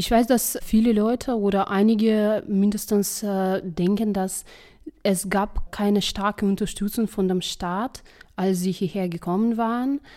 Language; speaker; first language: German; non-native, fluent; Russian